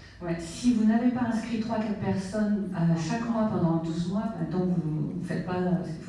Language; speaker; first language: French; native; French